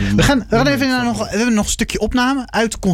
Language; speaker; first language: Dutch; native; Dutch